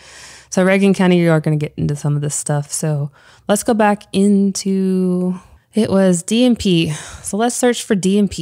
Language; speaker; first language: English; native; English